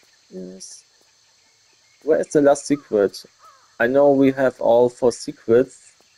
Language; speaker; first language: English; non-native, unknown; German